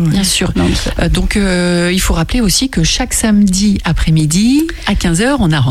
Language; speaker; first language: French; native; French